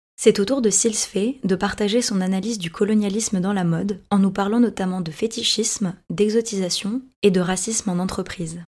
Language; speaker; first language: French; native; French